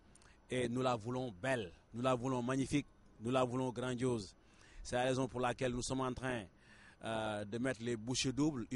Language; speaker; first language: French; non-native, local second language; Wolof